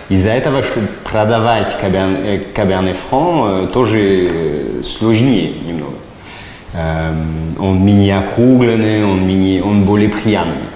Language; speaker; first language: Russian; non-native, fluent; French